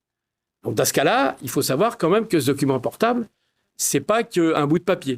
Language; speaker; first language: French; native; French